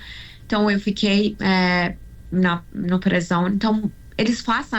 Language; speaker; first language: Portuguese; non-native, learner; Persian